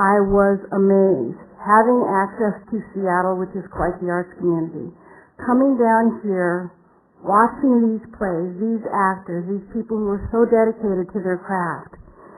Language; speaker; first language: English; native; English